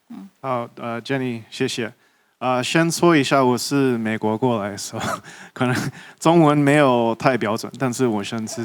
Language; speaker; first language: Chinese; early bilingual, heritage; English